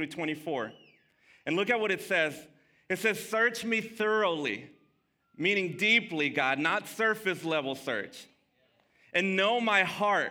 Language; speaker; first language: English; early bilingual, other home language; Spanish